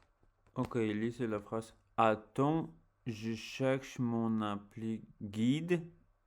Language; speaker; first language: French; non-native, learner; English